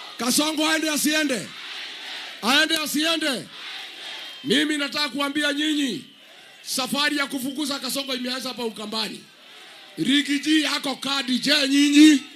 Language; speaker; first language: Swahili; non-native, local second language; Kikuyu